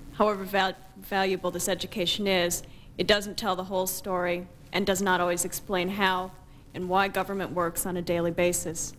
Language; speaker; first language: English; native; English